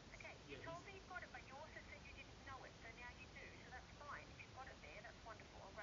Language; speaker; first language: English; native; English